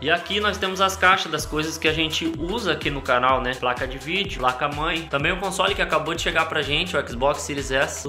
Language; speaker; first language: Portuguese; native; Portuguese